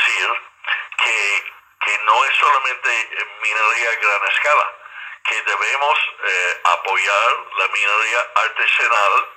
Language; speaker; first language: Spanish; non-native, fluent; English